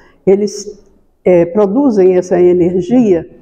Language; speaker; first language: Portuguese; native; Portuguese